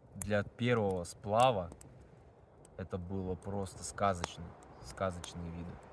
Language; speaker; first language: Russian; native; Russian